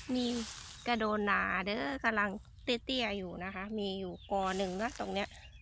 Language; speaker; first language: Thai; non-native, local second language; Khmer